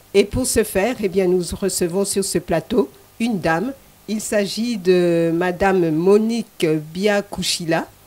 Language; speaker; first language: French; non-native, local second language; Lingala